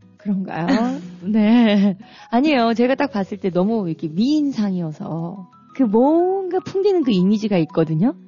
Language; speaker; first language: Korean; native; Korean